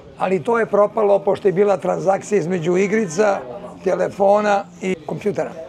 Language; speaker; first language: Serbian; native; Serbian